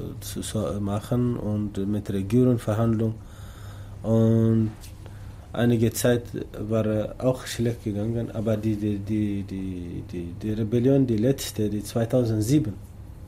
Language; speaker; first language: German; non-native, learner; Tamasheq